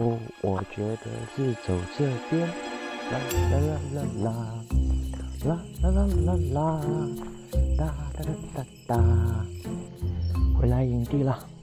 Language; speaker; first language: Chinese; non-native, local second language; Cantonese